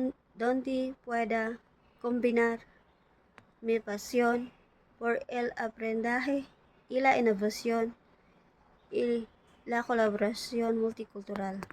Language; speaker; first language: Spanish; non-native, learner; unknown